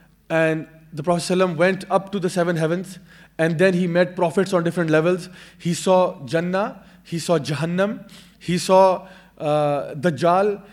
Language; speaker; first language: English; non-native, local second language; Urdu